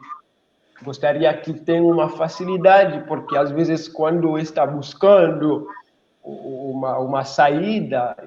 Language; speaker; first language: Portuguese; non-native, local second language; Haitian Creole